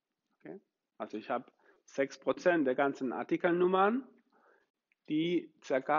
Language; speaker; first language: German; non-native, fluent; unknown